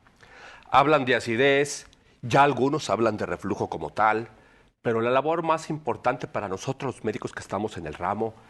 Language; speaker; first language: Spanish; native; Spanish